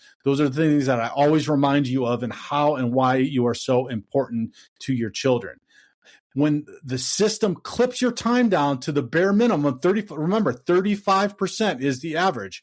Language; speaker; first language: English; native; English